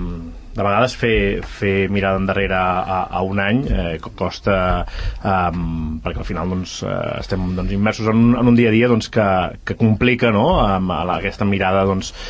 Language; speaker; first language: Catalan; native; Catalan